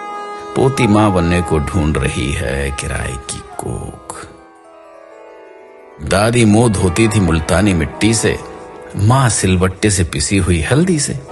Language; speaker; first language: Hindi; native; Hindi